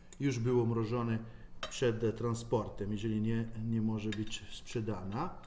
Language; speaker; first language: Polish; non-native, learner; Italian